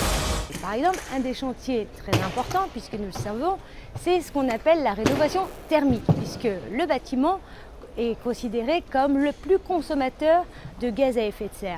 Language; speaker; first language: French; native; French